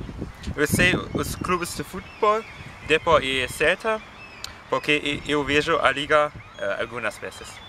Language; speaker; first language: Portuguese; non-native, learner; German